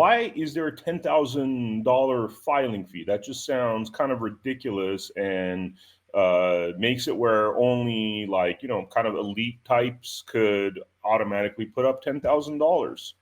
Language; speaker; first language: English; native; English